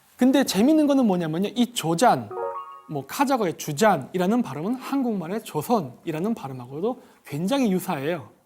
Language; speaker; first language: Korean; native; Korean